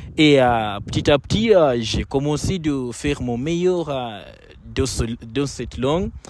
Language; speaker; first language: French; non-native, fluent; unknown